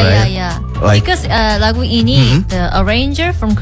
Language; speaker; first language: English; non-native, learner; Korean